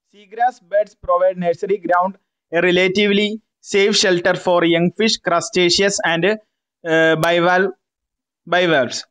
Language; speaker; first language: English; non-native, local second language; Malayalam